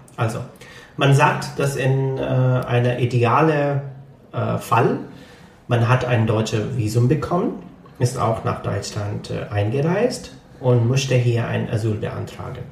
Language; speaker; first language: German; non-native, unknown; Punjabi